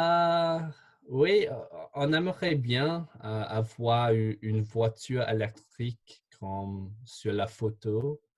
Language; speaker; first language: French; non-native, fluent; English